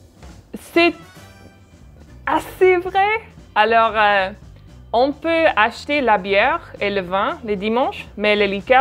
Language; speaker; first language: French; non-native, fluent; English